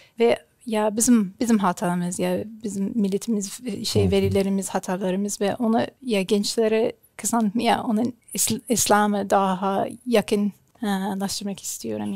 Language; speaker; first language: Turkish; non-native, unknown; English